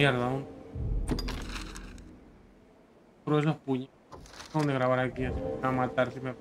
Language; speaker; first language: Spanish; native; Spanish